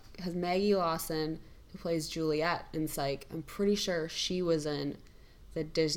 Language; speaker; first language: English; native; English